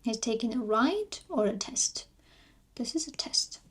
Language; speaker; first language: English; non-native, fluent; Armenian